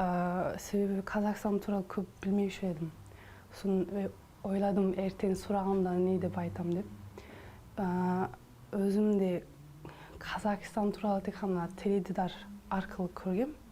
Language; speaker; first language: Kazakh; early bilingual, heritage; Kazakh